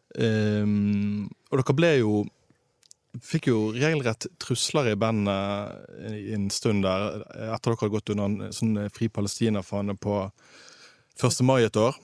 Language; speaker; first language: Norwegian; native; Norwegian